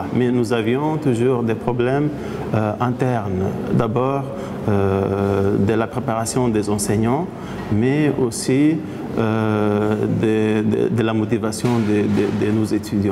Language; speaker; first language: French; non-native, fluent; Portuguese